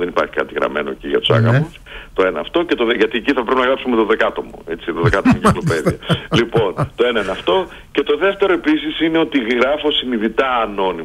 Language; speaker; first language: Greek; native; Greek